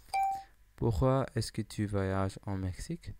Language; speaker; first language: French; non-native, learner; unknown